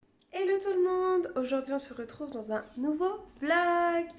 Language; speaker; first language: French; native; French